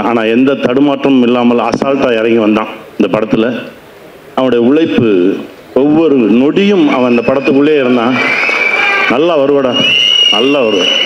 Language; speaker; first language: Tamil; native; Tamil